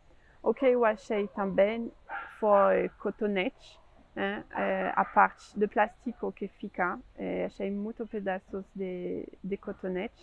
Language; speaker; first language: Portuguese; non-native, fluent; French